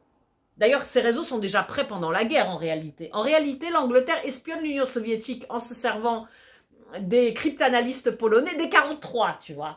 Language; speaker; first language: French; early bilingual, other home language; Polish